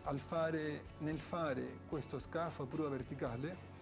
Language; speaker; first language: Italian; non-native, fluent; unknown